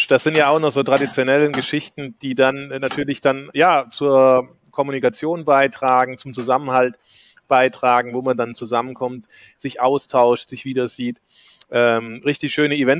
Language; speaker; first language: German; native; German